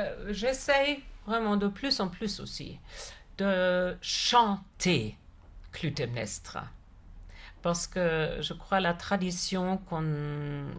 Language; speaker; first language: French; non-native, fluent; German